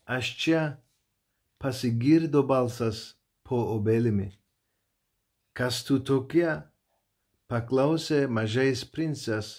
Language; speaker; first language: Lithuanian; non-native, learner; Turkish